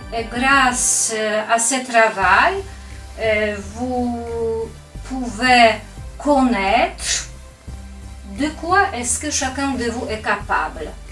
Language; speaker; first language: French; non-native, fluent; Polish